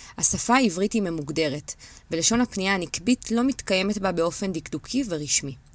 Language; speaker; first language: Hebrew; native; Hebrew